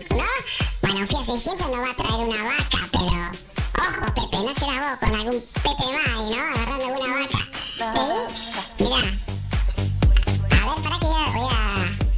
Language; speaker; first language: Spanish; native; Spanish